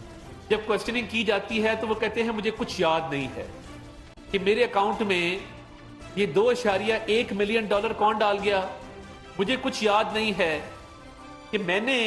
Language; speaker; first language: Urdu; non-native, local second language; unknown